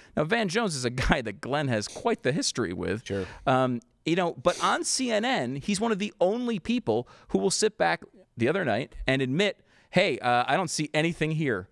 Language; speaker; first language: English; native; English